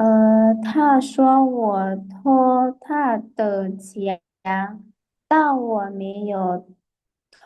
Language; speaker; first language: Chinese; non-native, learner; Lao